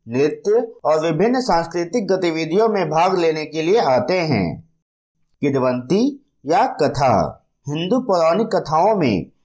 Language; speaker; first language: Hindi; native; Hindi